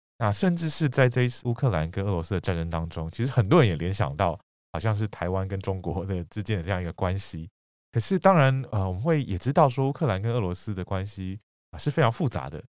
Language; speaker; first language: Chinese; native; Chinese